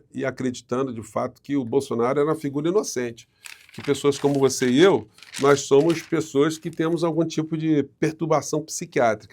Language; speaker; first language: Portuguese; native; Portuguese